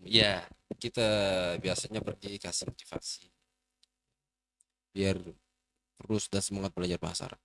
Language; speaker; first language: Indonesian; non-native, fluent; Arabic